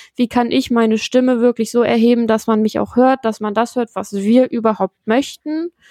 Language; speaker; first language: German; native; German